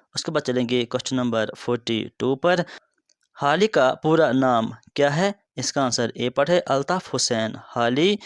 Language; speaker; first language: Urdu; non-native, local second language; Kashmiri